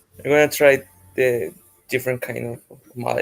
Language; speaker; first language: English; non-native, fluent; Spanish